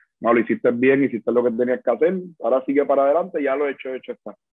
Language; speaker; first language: Spanish; native; Spanish